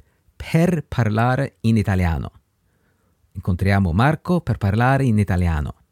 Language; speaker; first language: Italian; non-native, fluent; English